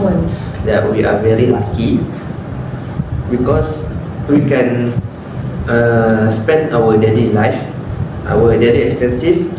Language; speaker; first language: English; non-native, learner; Malay